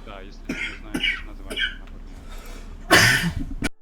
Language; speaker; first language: Russian; non-native, learner; English